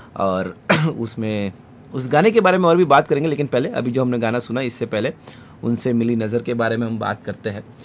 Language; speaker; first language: Hindi; non-native, local second language; Gujarati